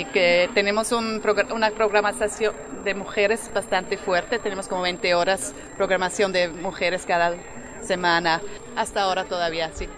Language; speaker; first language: Spanish; non-native, fluent; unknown